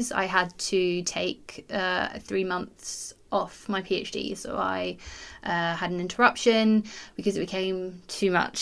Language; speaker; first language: English; native; English